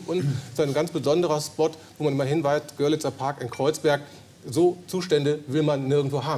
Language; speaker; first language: German; native; German